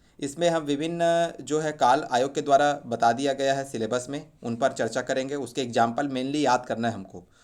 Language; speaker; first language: Hindi; native; Hindi